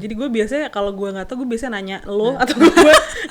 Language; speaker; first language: Indonesian; native; Indonesian